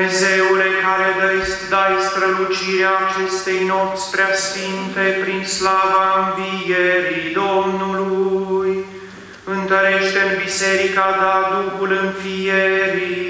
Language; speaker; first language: Romanian; native; Romanian